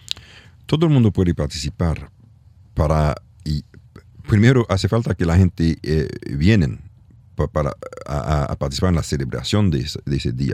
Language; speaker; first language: Spanish; non-native, learner; French